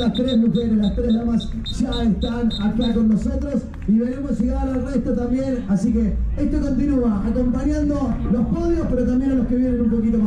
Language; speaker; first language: Spanish; native; Spanish